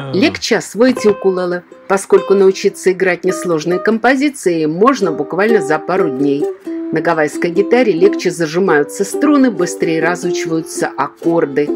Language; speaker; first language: Russian; native; Russian